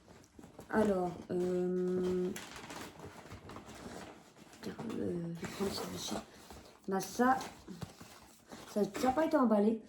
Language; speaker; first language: French; native; French